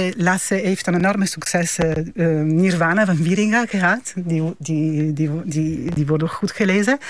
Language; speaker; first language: Dutch; non-native, fluent; Italian